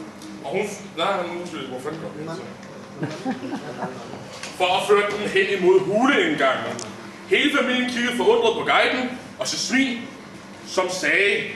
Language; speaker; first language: Danish; native; Danish